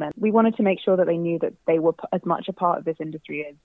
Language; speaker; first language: English; native; English